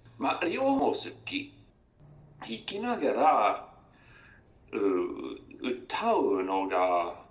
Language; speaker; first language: Japanese; non-native, learner; Swedish